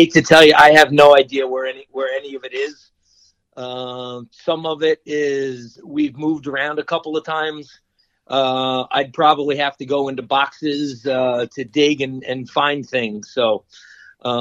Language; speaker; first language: English; native; English